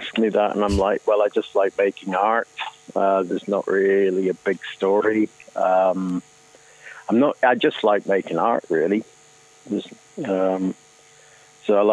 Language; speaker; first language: English; native; English